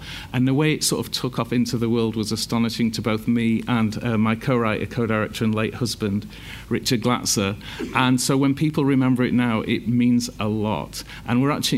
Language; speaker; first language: English; native; English